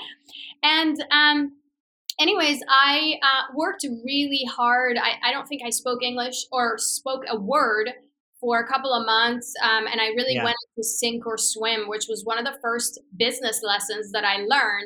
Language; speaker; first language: English; non-native, fluent; Persian